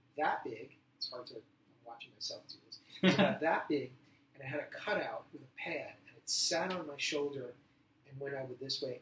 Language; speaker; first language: English; native; English